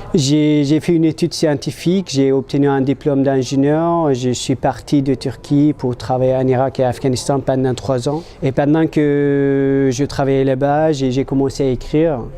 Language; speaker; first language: French; non-native, fluent; Turkish